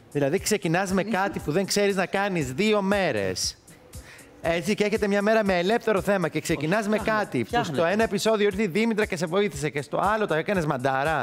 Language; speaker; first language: Greek; native; Greek